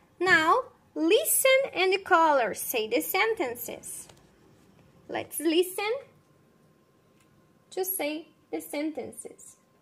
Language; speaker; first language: English; non-native, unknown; Portuguese